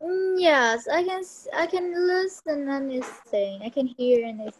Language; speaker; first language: English; non-native, learner; Vietnamese